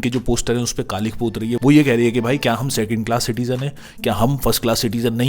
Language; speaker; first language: Hindi; native; Hindi